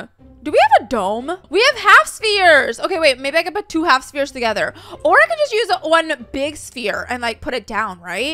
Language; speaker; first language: English; native; English